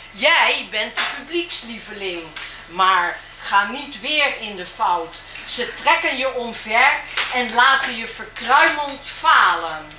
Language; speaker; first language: Dutch; native; Dutch